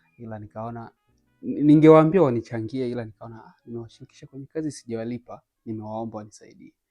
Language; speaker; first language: Swahili; native; Swahili